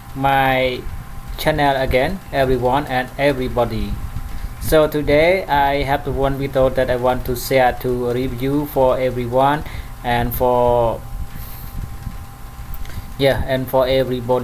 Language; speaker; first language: English; non-native, learner; Khmer